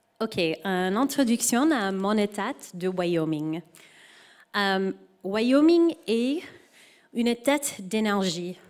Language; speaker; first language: French; non-native, learner; English